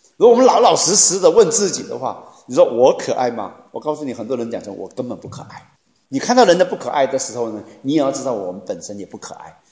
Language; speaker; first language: Chinese; native; Chinese